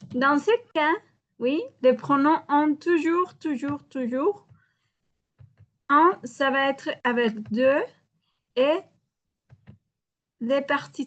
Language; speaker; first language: French; non-native, learner; Spanish